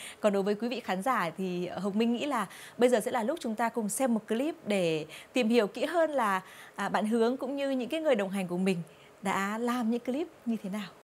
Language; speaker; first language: Vietnamese; native; Vietnamese